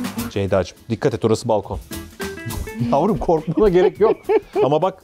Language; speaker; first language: Turkish; native; Turkish